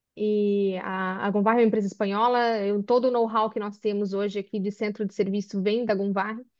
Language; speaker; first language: Portuguese; native; Portuguese